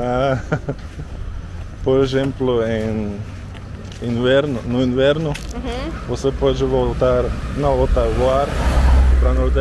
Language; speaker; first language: Portuguese; non-native, learner; Russian